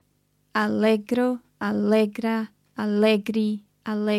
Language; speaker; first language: Italian; non-native, learner; English